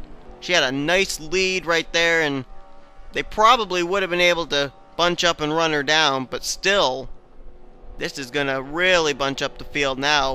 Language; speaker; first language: English; native; English